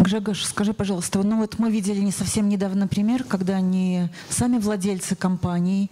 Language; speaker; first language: Russian; native; Russian